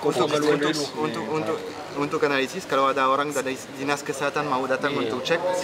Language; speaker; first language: Indonesian; non-native, fluent; French